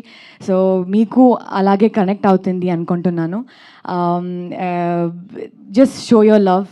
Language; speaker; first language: Telugu; non-native, learner; Kannada